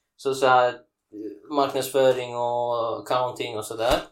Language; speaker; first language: Swedish; non-native, fluent; Sinhala